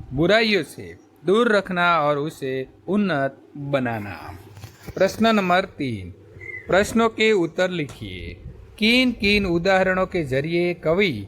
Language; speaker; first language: Hindi; non-native, local second language; Gujarati